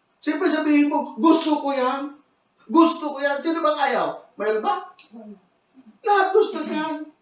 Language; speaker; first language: Filipino; non-native, local second language; Cebuano